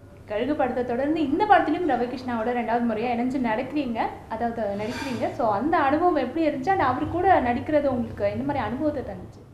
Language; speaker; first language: Tamil; native; Tamil